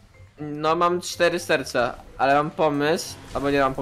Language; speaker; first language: Polish; native; Polish